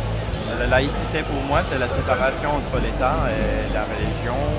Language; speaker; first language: French; non-native, fluent; English